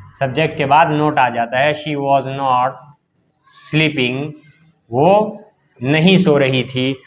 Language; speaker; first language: Urdu; native; Urdu